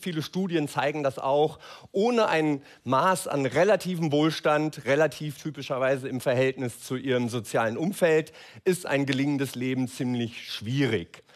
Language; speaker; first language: German; native; German